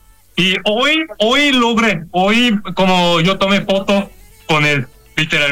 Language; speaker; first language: Spanish; non-native, fluent; Korean